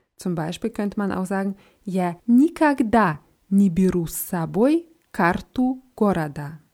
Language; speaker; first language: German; non-native, fluent; Russian